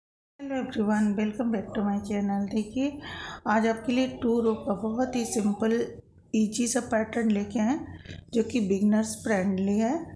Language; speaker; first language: Hindi; native; Hindi